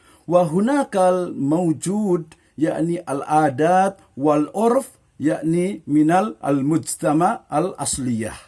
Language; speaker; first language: Arabic; non-native, fluent; Indonesian